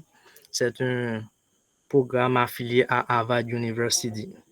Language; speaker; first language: French; non-native, local second language; Haitian Creole